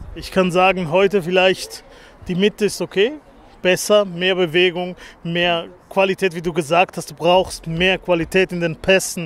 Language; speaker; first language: German; native; German